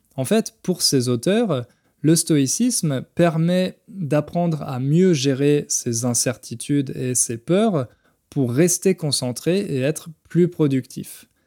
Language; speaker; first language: French; native; French